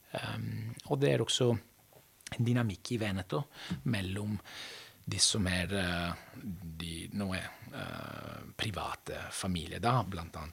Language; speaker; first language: Norwegian; non-native, fluent; Italian